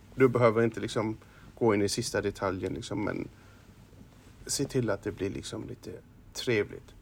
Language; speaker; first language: Swedish; non-native, fluent; German